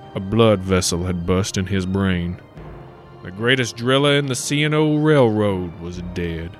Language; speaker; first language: English; native; English